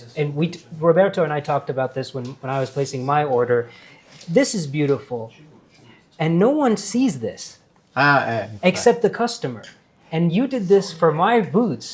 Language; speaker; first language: English; early bilingual, heritage; English